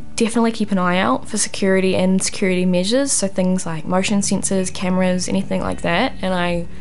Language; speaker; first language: English; native; English